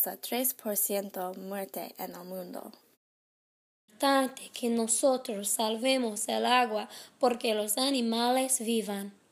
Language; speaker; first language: Spanish; non-native, learner; English